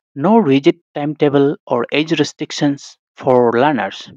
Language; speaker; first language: English; non-native, local second language; Assamese